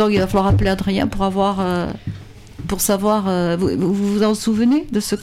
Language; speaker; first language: French; native; French